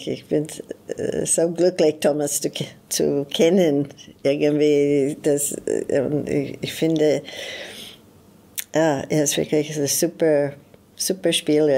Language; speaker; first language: German; non-native, fluent; English